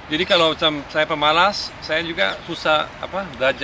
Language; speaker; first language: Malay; early bilingual, other home language; German